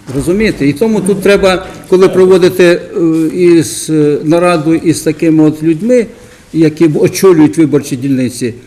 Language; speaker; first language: Ukrainian; native; Ukrainian